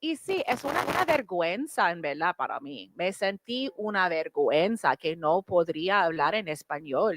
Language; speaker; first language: Spanish; early bilingual, heritage; English